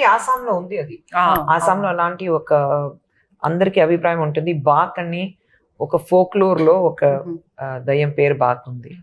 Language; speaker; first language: Telugu; non-native, local second language; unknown